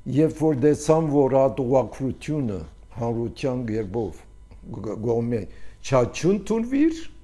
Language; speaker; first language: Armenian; early bilingual, heritage; Armenian